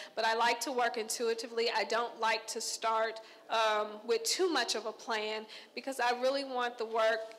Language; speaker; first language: English; native; English